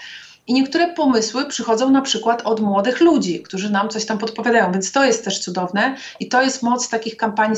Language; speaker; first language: Polish; native; Polish